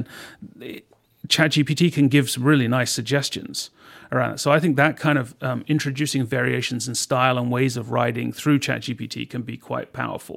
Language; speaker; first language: English; native; English